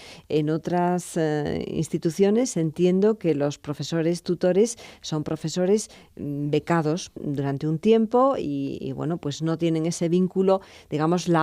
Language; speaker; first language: Spanish; native; Spanish